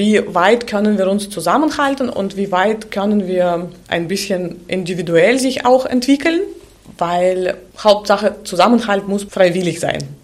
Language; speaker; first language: German; non-native, fluent; Russian